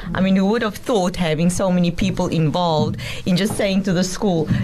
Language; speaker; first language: English; native; English